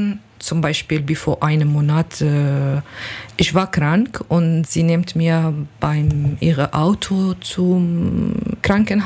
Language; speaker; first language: German; non-native, learner; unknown